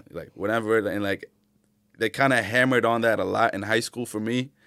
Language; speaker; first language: English; early bilingual, other home language; Arabic